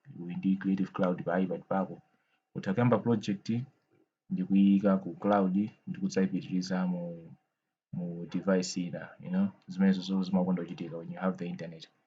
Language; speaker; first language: Nyanja; non-native, local second language; Tumbuka